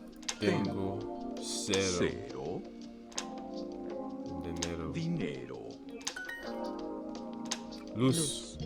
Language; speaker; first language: Spanish; non-native, learner; English